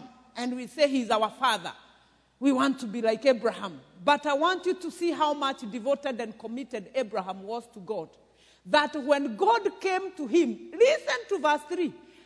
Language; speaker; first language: English; non-native, local second language; Kikuyu